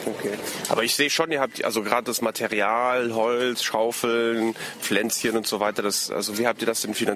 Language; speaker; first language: German; native; German